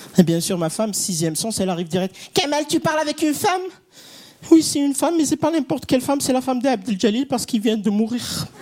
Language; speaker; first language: French; non-native, local second language; Kabyle